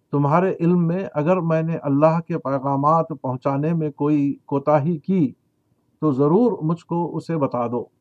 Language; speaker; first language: Urdu; native; Urdu